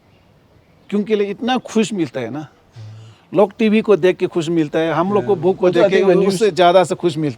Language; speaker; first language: Hindi; non-native, local second language; Ladakhi